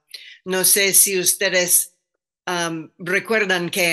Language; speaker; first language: Spanish; non-native, fluent; English